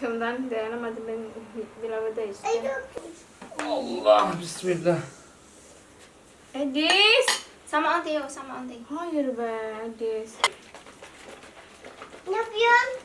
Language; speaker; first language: Turkish; non-native, learner; Indonesian